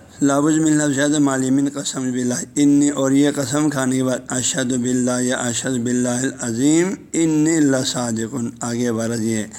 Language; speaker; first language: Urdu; non-native, local second language; Balti